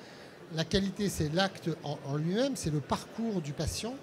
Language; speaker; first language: French; native; French